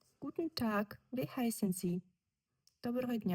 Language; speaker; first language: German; non-native, fluent; Ukrainian